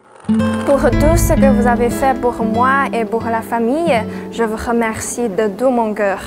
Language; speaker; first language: French; non-native, fluent; Chinese